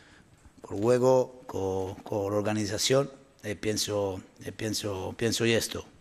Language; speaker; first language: Spanish; non-native, learner; Italian